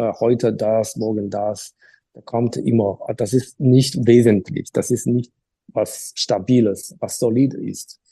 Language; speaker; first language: German; non-native, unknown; Chinese